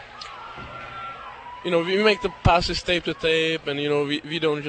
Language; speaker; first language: English; non-native, fluent; Czech